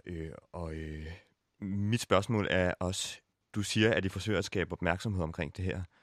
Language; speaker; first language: Danish; native; Danish